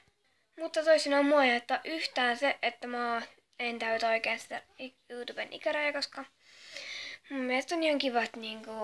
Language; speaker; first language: Finnish; native; Finnish